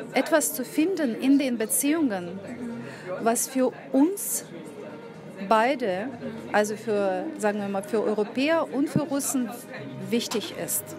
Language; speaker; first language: German; non-native, fluent; Russian